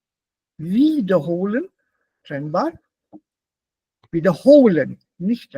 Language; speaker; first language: German; non-native, fluent; Hindi